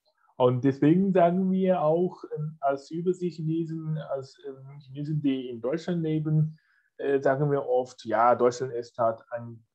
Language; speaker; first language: German; non-native, fluent; Chinese